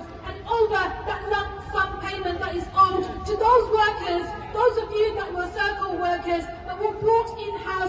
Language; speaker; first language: English; native; English